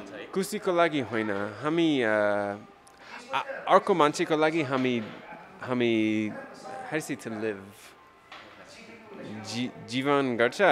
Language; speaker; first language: Nepali; non-native, learner; English